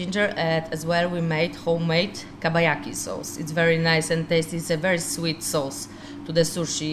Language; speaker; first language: English; non-native, learner; Polish